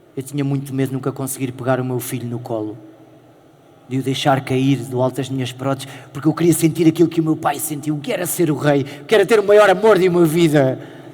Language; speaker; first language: Portuguese; native; Portuguese